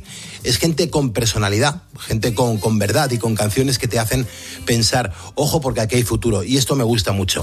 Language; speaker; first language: Spanish; native; Spanish